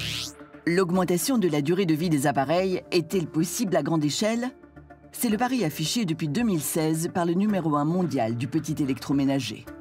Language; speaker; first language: French; native; French